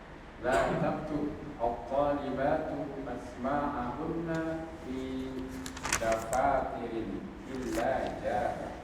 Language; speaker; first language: Arabic; non-native, learner; Indonesian